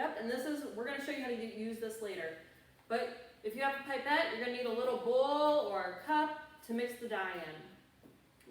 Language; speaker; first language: English; native; English